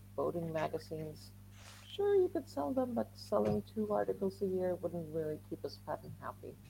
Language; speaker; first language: English; non-native, fluent; Swedish